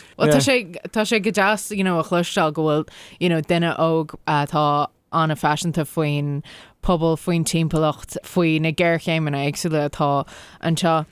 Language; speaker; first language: Irish; non-native, local second language; English